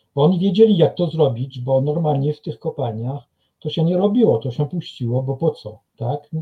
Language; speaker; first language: Polish; non-native, fluent; French